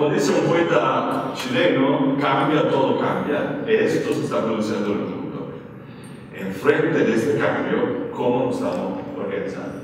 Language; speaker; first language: Spanish; non-native, fluent; Italian